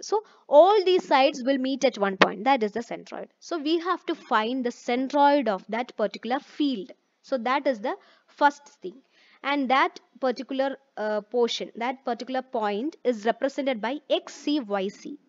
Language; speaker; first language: English; non-native, local second language; Malayalam